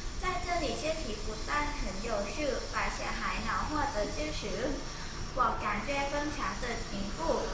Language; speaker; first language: Chinese; non-native, learner; Thai